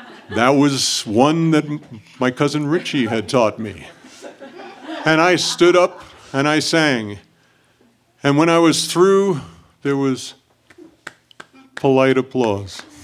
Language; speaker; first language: English; native; English